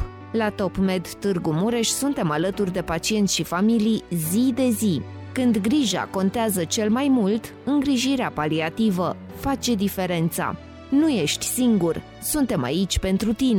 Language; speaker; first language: Romanian; native; Romanian